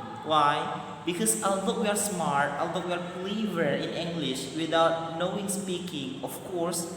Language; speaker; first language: English; non-native, learner; Madurese